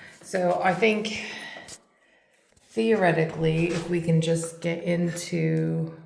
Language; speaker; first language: English; native; English